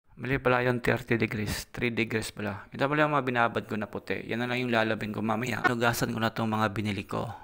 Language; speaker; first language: Filipino; non-native, local second language; Cebuano